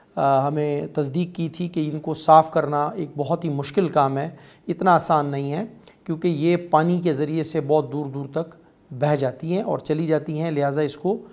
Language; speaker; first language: Urdu; non-native, local second language; Pashto